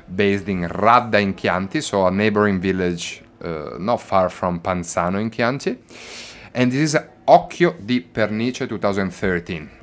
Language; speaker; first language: English; non-native, fluent; Italian